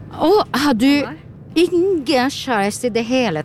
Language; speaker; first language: Norwegian; non-native, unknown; Portuguese